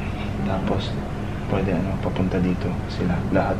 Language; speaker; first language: Filipino; non-native, learner; Arabic